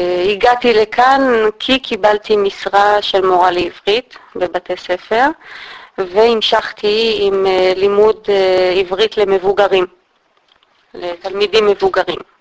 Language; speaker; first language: Hebrew; native; Hebrew